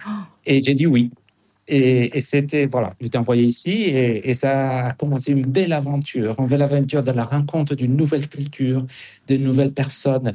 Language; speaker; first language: French; non-native, fluent; Spanish